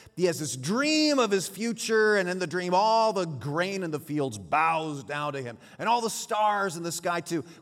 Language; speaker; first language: English; early bilingual, other home language; Swiss German